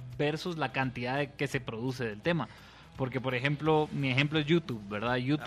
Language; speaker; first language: Spanish; native; Spanish